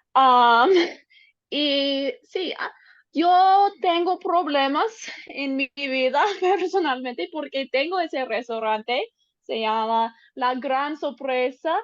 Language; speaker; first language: Spanish; non-native, learner; English